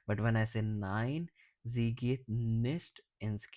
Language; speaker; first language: German; non-native, fluent; English